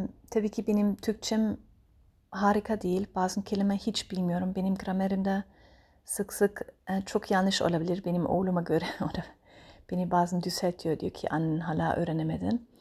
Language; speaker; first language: Turkish; non-native, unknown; German